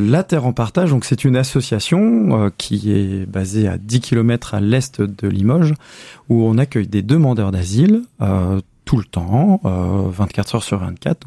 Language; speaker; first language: French; native; French